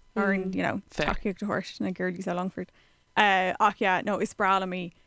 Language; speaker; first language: Irish; non-native, local second language; English